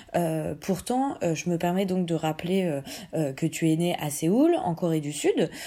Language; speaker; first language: French; native; French